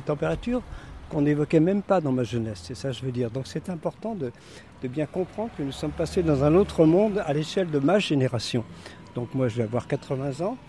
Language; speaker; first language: French; native; French